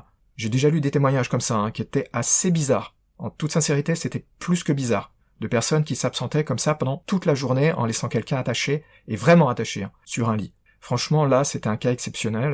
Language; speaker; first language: French; native; French